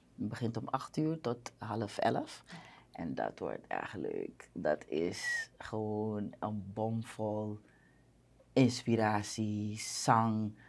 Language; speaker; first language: Dutch; native; Dutch